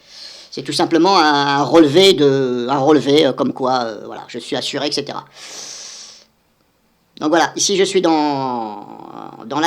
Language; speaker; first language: French; native; French